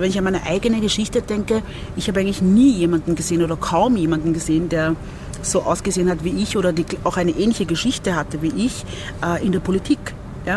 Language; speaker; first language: German; early bilingual, other home language; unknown